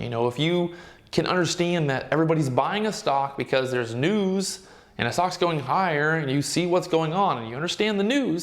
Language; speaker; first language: English; native; English